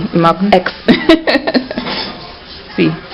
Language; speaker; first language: Spanish; non-native, learner; English